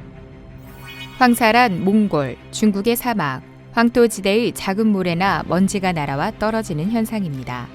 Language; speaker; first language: Korean; non-native, fluent; Vietnamese